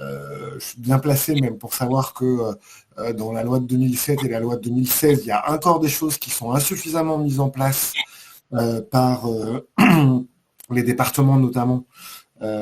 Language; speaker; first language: French; native; French